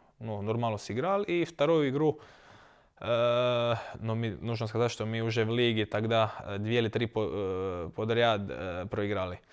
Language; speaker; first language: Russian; non-native, learner; Croatian